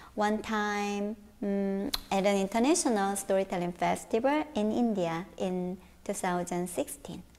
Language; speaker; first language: English; non-native, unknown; Korean